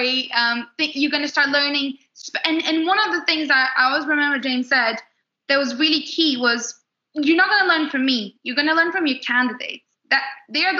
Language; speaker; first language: English; non-native, fluent; Portuguese